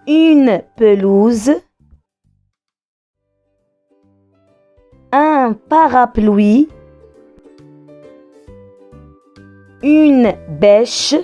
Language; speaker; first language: French; non-native, local second language; Arabic